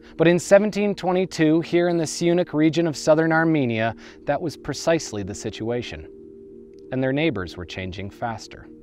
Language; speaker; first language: English; native; English